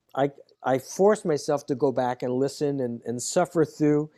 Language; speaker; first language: English; native; English